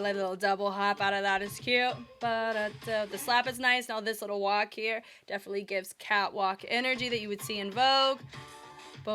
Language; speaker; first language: English; native; English